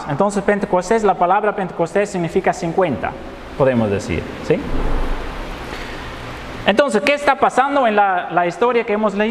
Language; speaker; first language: Spanish; non-native, fluent; Dutch